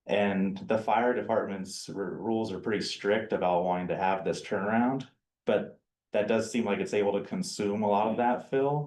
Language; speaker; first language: English; native; English